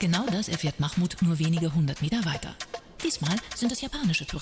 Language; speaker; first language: German; native; German